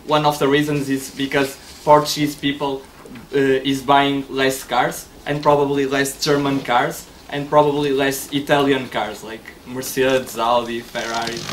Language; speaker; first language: English; non-native, learner; Portuguese